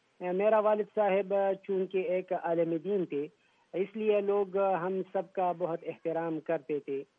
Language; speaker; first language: Urdu; non-native, local second language; Pashto